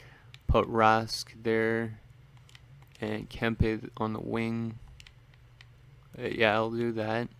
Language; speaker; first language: English; native; English